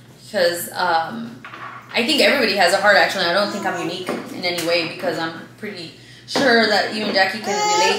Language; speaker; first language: English; early bilingual, other home language; Spanish